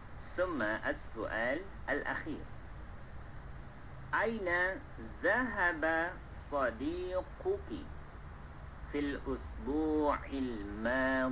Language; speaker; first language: Arabic; non-native, fluent; Malay